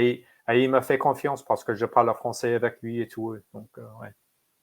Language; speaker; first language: French; non-native, fluent; English